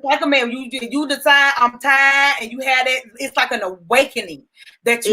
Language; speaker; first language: English; native; English